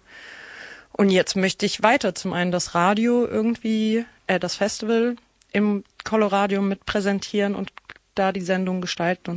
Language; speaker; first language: German; native; German